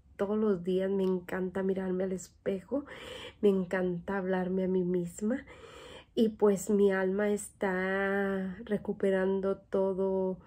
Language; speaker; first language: Spanish; native; Spanish